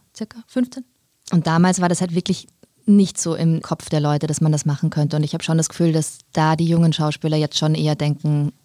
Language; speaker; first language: German; native; German